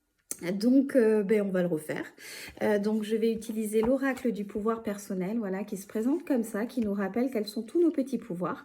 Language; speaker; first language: French; native; French